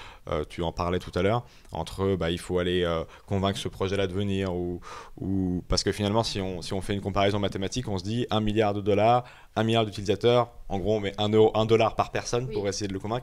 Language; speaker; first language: French; native; French